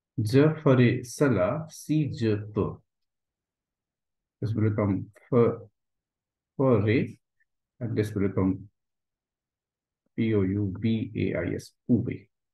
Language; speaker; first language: English; non-native, local second language; Hindi